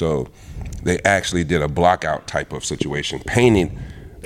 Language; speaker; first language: English; early bilingual, other home language; Lingala